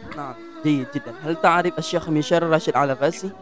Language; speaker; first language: Arabic; non-native, learner; Indonesian